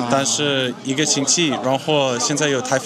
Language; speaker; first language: Chinese; non-native, learner; English